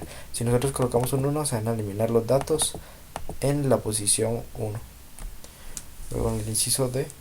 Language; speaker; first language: Spanish; native; Spanish